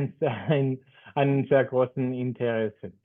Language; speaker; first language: German; non-native, fluent; Spanish